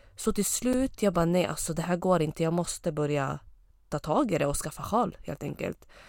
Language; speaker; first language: Swedish; early bilingual, other home language; Arabic